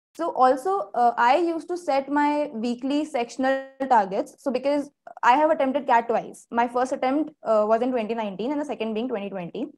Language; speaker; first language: English; non-native, local second language; Hindi